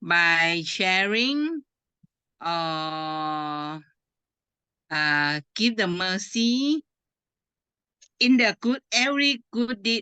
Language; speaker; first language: English; non-native, learner; Thai